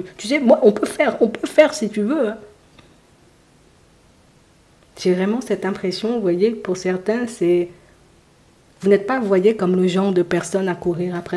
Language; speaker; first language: French; native; French